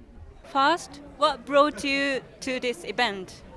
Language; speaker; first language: English; non-native, learner; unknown